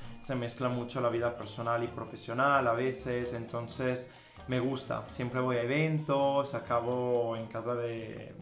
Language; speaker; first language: Spanish; non-native, fluent; Italian